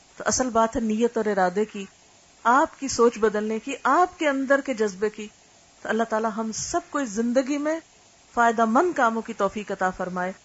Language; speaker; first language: Urdu; native; Urdu